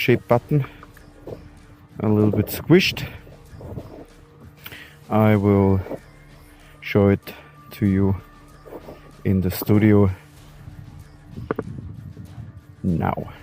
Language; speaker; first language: English; non-native, learner; German